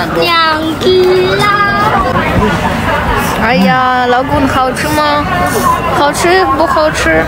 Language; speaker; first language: Chinese; non-native, learner; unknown